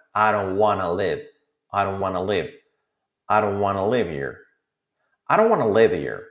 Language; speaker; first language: English; non-native, fluent; Spanish